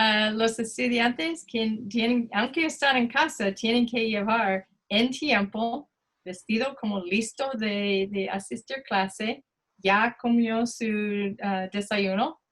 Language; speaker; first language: Spanish; non-native, fluent; English